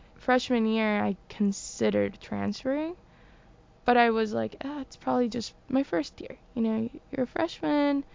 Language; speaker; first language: English; early bilingual, other home language; Spanish